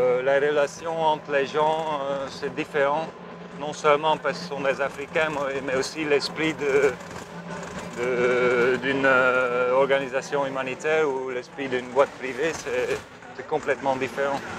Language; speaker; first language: French; non-native, local second language; Dutch